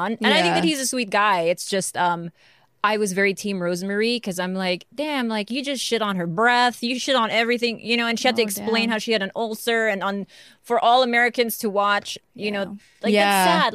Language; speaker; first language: English; non-native, local second language; Filipino